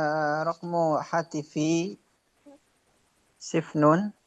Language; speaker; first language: Arabic; non-native, learner; Indonesian